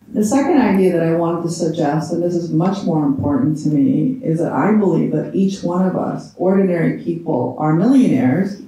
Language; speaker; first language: English; native; English